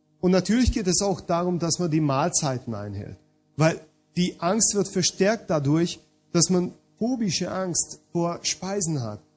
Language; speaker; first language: German; non-native, fluent; Hungarian